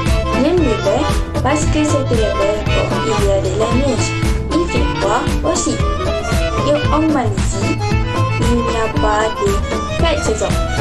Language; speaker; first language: French; non-native, learner; Malay